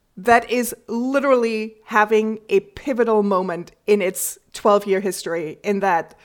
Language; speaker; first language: English; non-native, fluent; German